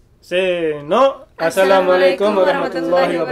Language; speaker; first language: Indonesian; native; Indonesian